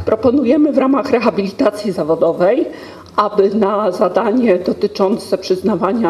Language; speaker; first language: Polish; native; Polish